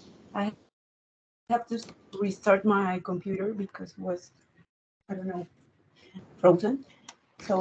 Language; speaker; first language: English; non-native, learner; Spanish